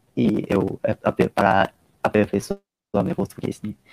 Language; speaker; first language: Portuguese; non-native, learner; Japanese